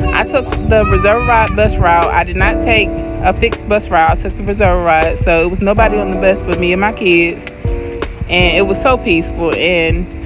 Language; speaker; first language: English; native; English